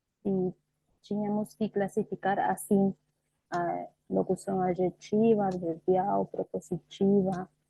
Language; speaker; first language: Portuguese; non-native, learner; Spanish